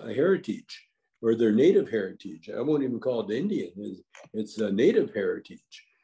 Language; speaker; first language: English; native; English